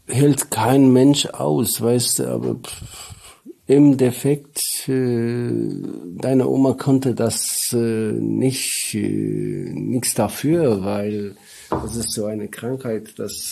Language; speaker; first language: German; non-native, learner; Polish